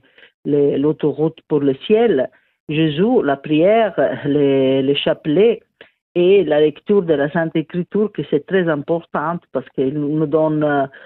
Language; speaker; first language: French; non-native, fluent; Italian